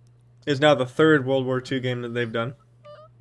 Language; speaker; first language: English; native; English